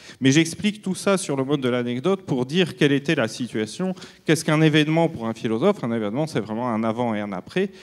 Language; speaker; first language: French; native; French